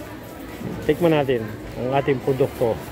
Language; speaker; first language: Filipino; native; Filipino